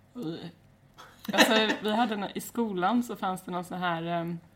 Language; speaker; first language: Swedish; native; Swedish